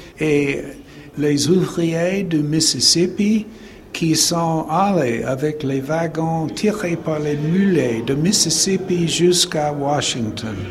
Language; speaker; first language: French; non-native, fluent; English